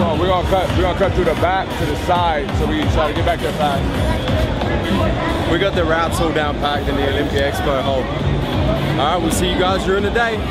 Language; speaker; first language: English; native; English